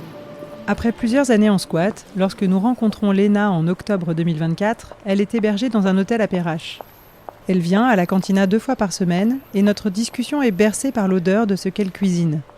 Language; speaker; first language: French; native; French